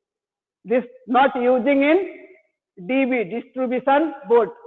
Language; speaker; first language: English; non-native, learner; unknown